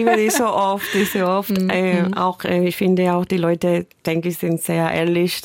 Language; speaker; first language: German; non-native, learner; Spanish